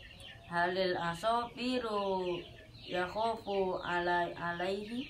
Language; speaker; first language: Arabic; non-native, learner; Indonesian